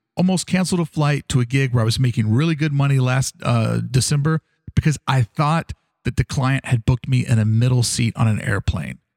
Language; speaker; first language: English; native; English